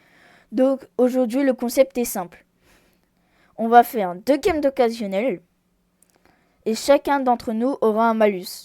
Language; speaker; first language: French; native; French